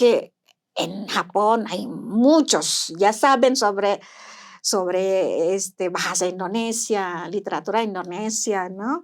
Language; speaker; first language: Spanish; non-native, fluent; Indonesian